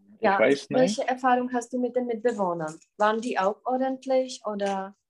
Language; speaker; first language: German; non-native, fluent; Czech